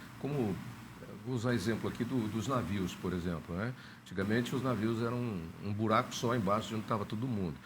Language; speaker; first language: Portuguese; native; Portuguese